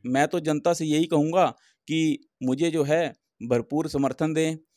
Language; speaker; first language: Hindi; native; Hindi